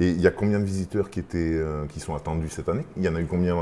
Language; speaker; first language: French; native; French